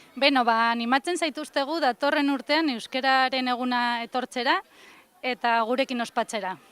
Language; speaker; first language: Basque; non-native, local second language; Spanish